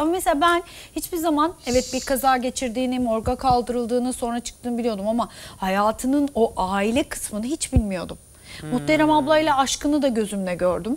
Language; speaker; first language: Turkish; native; Turkish